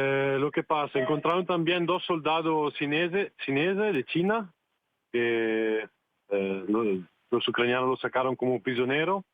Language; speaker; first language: Spanish; non-native, fluent; Italian